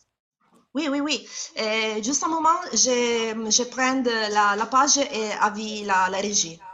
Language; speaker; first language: French; non-native, learner; Italian